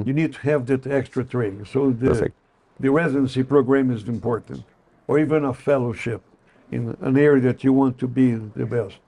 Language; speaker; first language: English; non-native, fluent; Portuguese